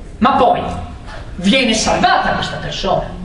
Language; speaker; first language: Italian; native; Italian